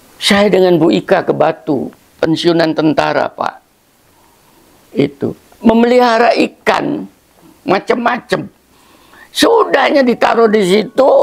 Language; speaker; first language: Indonesian; non-native, local second language; Javanese